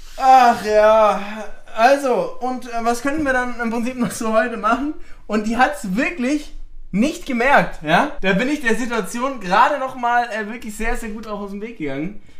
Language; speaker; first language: German; native; German